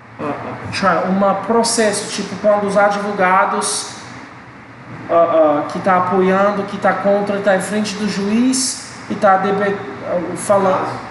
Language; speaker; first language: Portuguese; non-native, learner; English